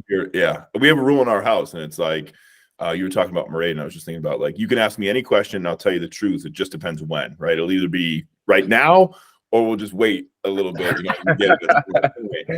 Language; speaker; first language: English; native; English